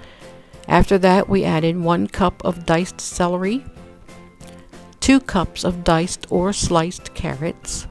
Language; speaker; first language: English; native; English